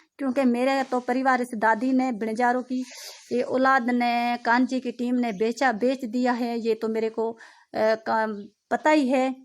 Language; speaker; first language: Urdu; non-native, local second language; Sindhi